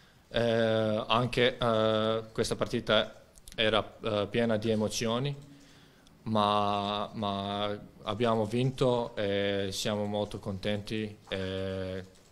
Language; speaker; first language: Italian; non-native, learner; Croatian